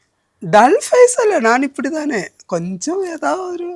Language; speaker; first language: Tamil; non-native, learner; Malayalam